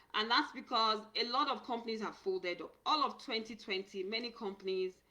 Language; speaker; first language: English; non-native, local second language; Yoruba